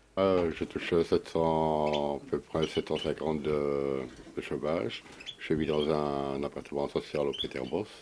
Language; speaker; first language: French; native; French